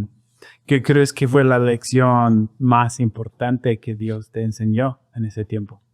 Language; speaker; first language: Spanish; non-native, fluent; English